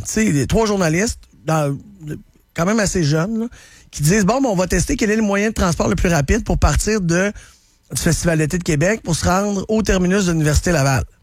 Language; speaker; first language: French; native; French